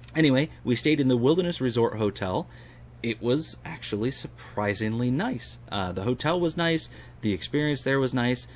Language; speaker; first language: English; native; English